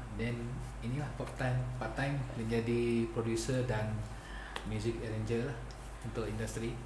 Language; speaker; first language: Malay; native; Malay